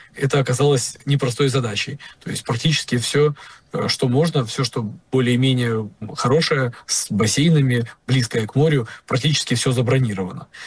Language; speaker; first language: Russian; non-native, local second language; Ukrainian